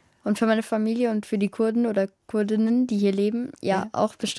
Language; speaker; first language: German; early bilingual, other home language; Kurdish